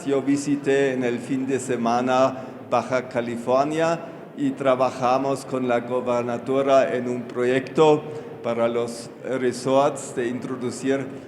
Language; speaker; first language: Spanish; non-native, fluent; German